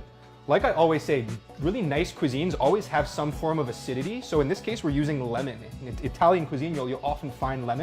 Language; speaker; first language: English; native; English